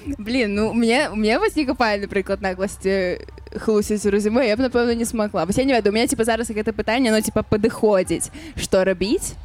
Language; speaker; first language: Belarusian; non-native, local second language; Russian